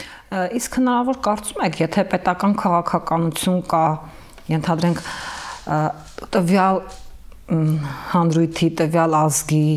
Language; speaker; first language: Armenian; native; Armenian